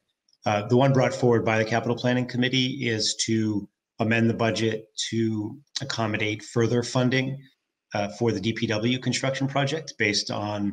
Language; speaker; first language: English; native; English